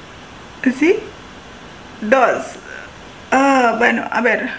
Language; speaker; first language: Spanish; non-native, learner; Indonesian